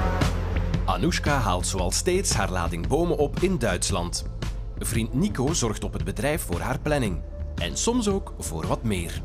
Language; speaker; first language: Dutch; native; Dutch